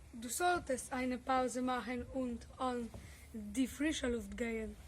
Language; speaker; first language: German; non-native, learner; Polish